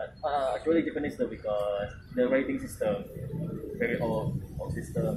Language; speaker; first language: English; non-native, learner; Indonesian